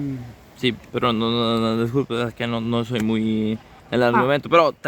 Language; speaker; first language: Spanish; non-native, learner; Italian